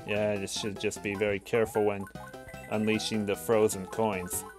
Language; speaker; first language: English; native; English